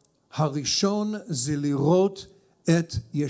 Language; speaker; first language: Hebrew; non-native, fluent; English